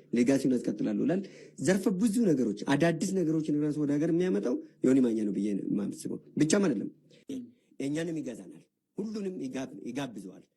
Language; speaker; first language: Amharic; non-native, local second language; Oromo